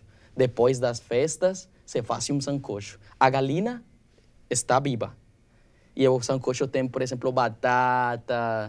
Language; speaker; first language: Portuguese; non-native, learner; Spanish